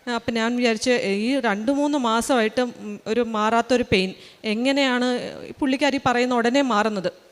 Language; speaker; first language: Malayalam; early bilingual, heritage; Malayalam